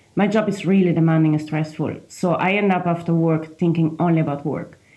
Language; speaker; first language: English; non-native, fluent; Italian